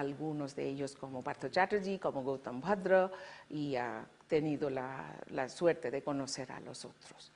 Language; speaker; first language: Spanish; non-native, fluent; Bangla